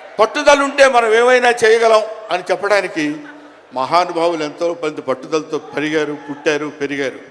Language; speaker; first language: Telugu; native; Telugu